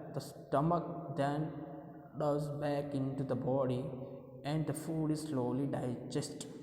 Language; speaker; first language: English; non-native, local second language; Gujarati